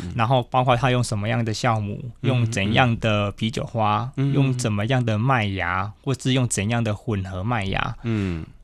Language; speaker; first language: Chinese; native; Chinese